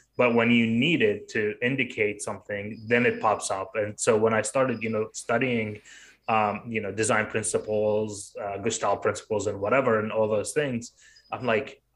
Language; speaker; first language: English; non-native, fluent; Arabic